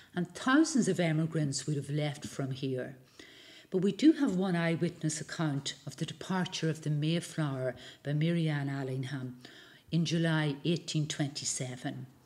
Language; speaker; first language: English; native; English